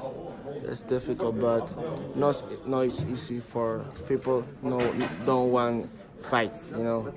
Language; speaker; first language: English; non-native, learner; Spanish